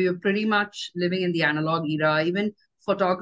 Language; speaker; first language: English; non-native, local second language; Tamil